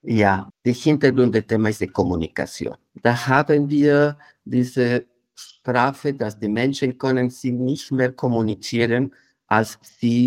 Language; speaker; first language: German; non-native, fluent; Spanish